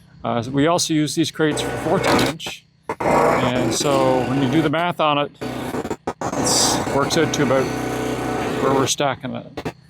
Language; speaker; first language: English; native; English